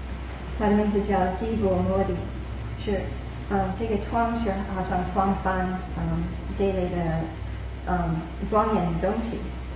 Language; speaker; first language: Chinese; non-native, fluent; English